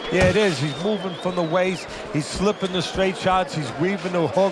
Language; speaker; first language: English; native; English